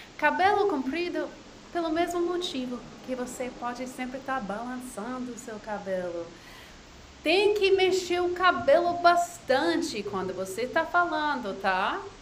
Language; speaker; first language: Portuguese; non-native, fluent; English